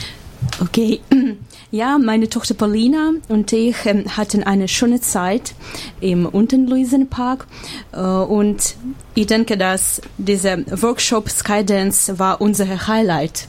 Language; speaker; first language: German; non-native, learner; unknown